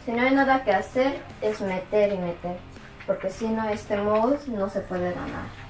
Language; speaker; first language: Spanish; early bilingual, heritage; Spanish